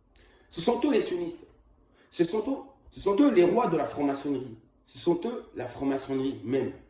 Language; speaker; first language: French; non-native, local second language; Kongo